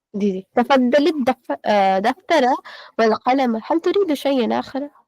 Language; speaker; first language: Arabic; non-native, learner; Hindi